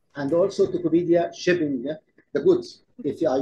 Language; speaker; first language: English; non-native, fluent; Arabic